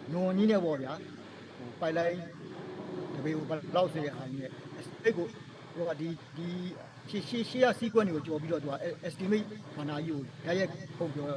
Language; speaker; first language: Burmese; native; Burmese